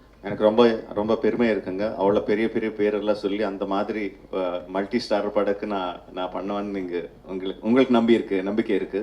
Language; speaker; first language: Tamil; non-native, learner; Telugu